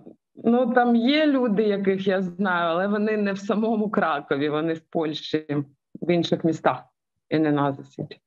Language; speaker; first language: Ukrainian; non-native, local second language; Russian